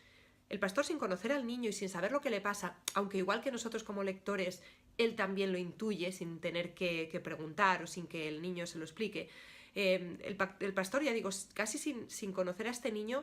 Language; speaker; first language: Spanish; native; Spanish